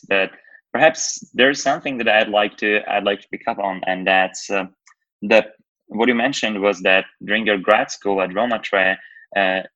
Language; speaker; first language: English; non-native, fluent; Slovak